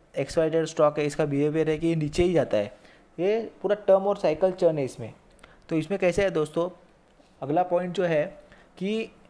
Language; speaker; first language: Hindi; native; Hindi